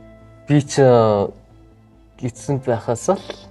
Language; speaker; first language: Mongolian; early bilingual, heritage; Mongolian